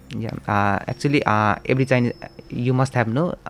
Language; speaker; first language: English; non-native, local second language; Nepali